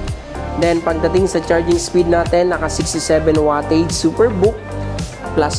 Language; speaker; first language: Filipino; native; Filipino